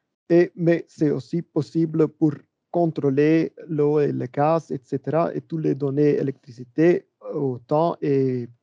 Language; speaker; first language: French; non-native, learner; Dutch